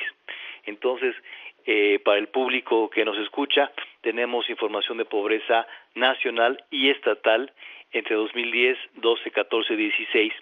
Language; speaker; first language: Spanish; native; Spanish